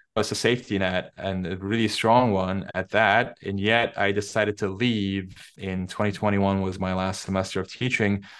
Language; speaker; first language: English; non-native, fluent; Turkish